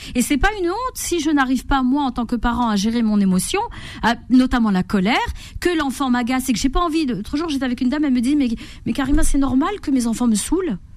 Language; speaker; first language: French; native; French